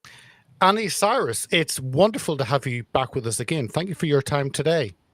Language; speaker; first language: English; native; English